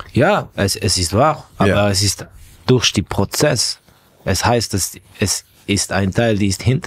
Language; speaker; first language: German; non-native, fluent; Estonian